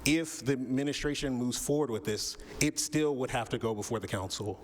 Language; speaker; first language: English; native; English